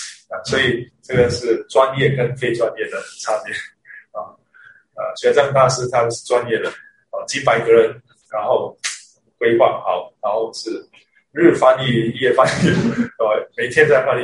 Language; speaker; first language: Chinese; early bilingual, other home language; English